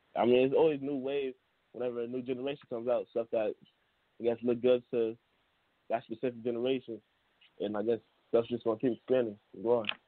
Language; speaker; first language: English; native; English